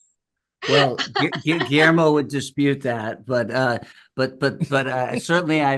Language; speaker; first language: English; native; English